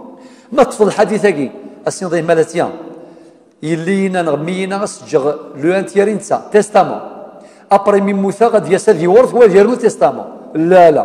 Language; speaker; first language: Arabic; non-native, local second language; Kabyle